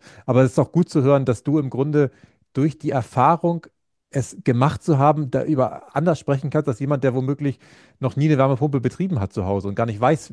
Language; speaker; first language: German; native; German